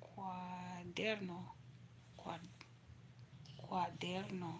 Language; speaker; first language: Spanish; non-native, learner; English